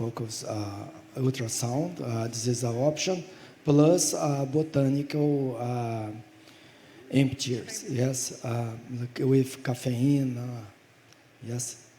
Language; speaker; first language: English; non-native, fluent; Portuguese